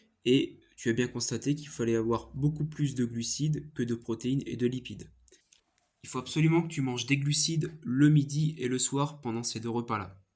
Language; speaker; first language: French; native; French